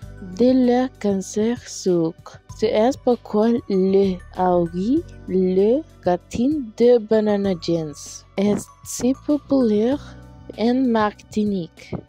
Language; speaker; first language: French; non-native, learner; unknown